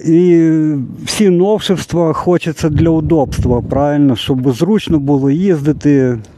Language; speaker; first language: Ukrainian; non-native, local second language; Russian